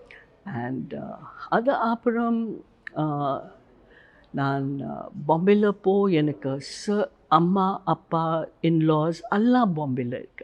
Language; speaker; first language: Tamil; non-native, learner; Hindi